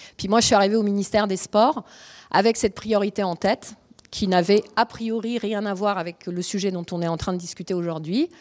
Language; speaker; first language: French; early bilingual, other home language; Romanian